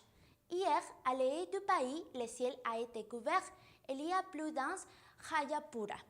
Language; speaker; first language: French; non-native, learner; Spanish